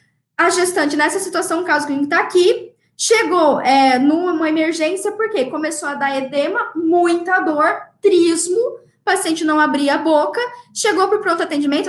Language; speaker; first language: Portuguese; native; Portuguese